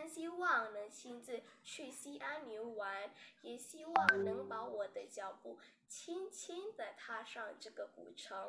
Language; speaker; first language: Chinese; non-native, learner; Indonesian